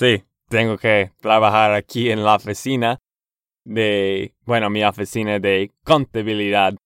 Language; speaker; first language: Spanish; non-native, learner; English